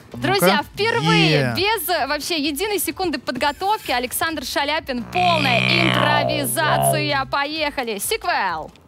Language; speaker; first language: Russian; native; Russian